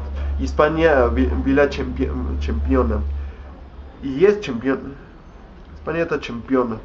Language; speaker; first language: Russian; non-native, learner; Spanish